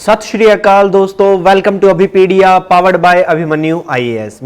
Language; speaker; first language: Hindi; non-native, local second language; Punjabi